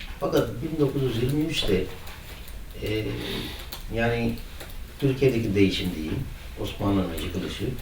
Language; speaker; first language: Turkish; non-native, fluent; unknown